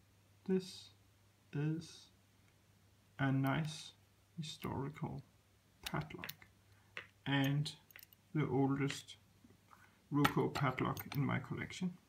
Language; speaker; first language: English; non-native, fluent; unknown